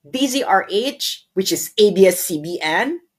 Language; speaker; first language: English; non-native, local second language; Filipino